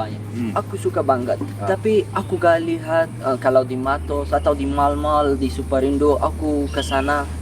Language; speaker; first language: Indonesian; non-native, learner; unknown